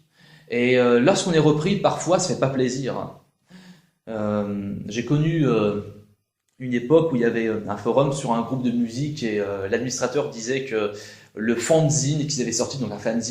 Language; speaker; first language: French; native; French